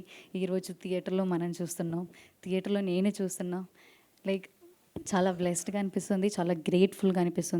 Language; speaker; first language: Telugu; non-native, learner; Malayalam